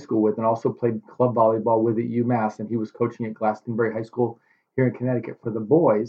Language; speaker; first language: English; native; English